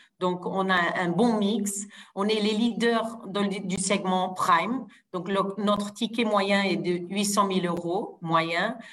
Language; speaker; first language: French; non-native, fluent; Portuguese